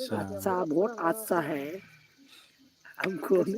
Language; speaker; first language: Hindi; non-native, local second language; Bodo